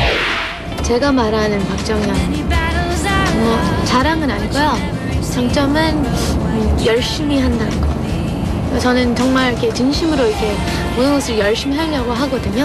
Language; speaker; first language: Korean; early bilingual, heritage; Korean